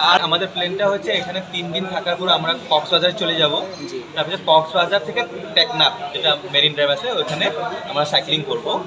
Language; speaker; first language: Bangla; non-native, local second language; Assamese